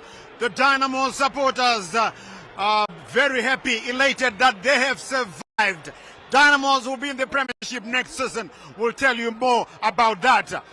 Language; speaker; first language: English; non-native, local second language; Shona